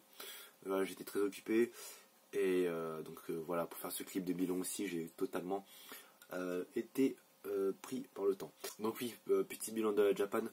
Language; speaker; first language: French; native; French